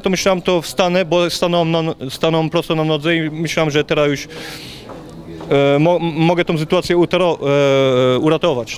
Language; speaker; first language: Polish; early bilingual, heritage; Polish